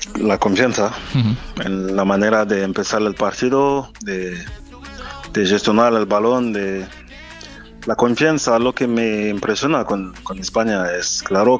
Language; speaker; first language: Spanish; non-native, fluent; French